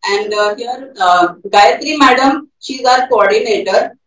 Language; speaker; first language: English; non-native, local second language; Marathi